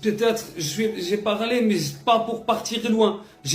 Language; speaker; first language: French; non-native, learner; Arabic